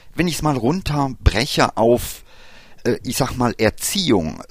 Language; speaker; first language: German; early bilingual, other home language; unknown